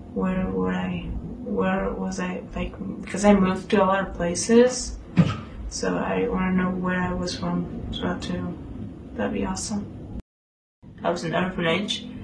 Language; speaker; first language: English; early bilingual, other home language; Spanish